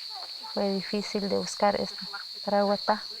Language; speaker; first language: Spanish; non-native, local second language; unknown